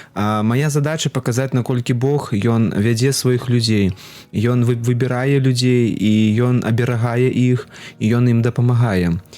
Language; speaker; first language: Belarusian; non-native, local second language; Russian